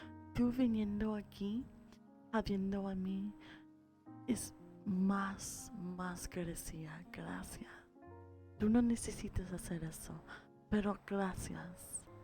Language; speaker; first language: Spanish; early bilingual, heritage; English